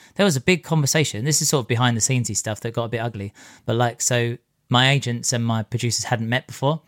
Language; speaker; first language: English; native; English